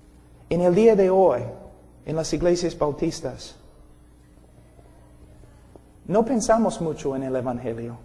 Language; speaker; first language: Spanish; non-native, fluent; English